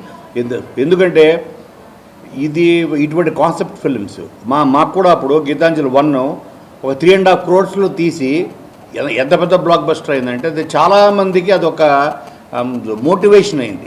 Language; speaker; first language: Telugu; native; Telugu